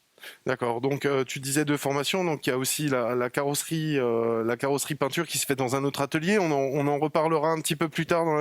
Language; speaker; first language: French; native; French